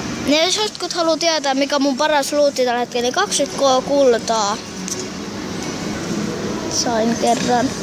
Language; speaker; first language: Finnish; native; Finnish